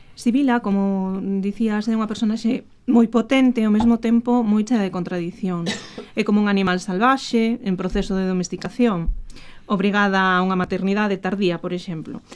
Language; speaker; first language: Galician; native; Galician